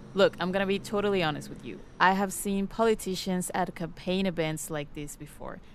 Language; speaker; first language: English; native; English